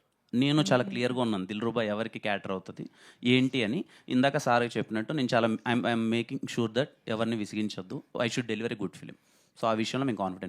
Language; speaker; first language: Telugu; native; Telugu